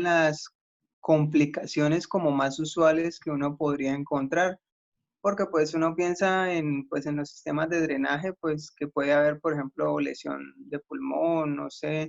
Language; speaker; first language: Spanish; native; Spanish